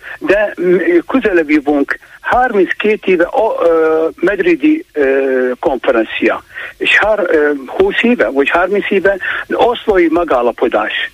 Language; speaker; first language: Hungarian; non-native, fluent; Kurdish